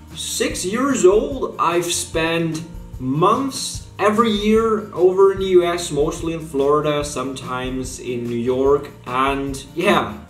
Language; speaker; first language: English; non-native, fluent; German